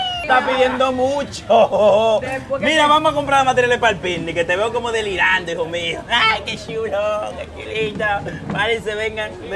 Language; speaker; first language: Spanish; native; Spanish